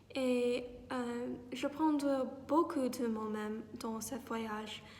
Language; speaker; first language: French; non-native, learner; English